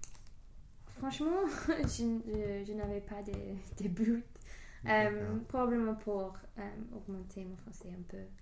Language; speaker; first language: French; non-native, learner; English